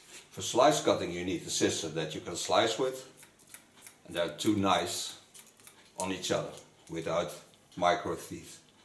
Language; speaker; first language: English; non-native, fluent; Dutch